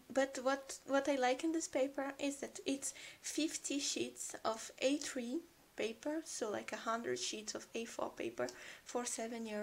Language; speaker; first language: English; non-native, fluent; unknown